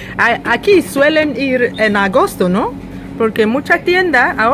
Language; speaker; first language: Spanish; non-native, fluent; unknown